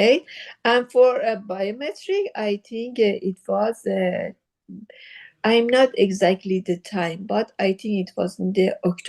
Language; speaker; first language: English; non-native, learner; Persian